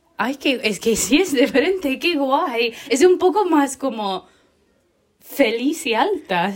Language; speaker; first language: Spanish; non-native, fluent; English